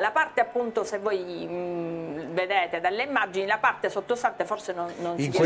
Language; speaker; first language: Italian; native; Italian